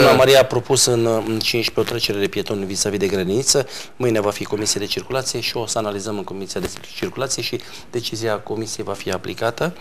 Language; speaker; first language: Romanian; native; Romanian